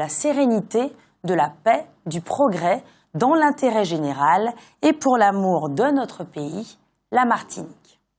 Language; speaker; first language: French; native; French